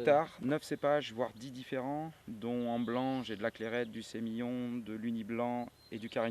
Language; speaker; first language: French; native; French